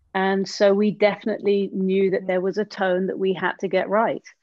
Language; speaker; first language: English; native; English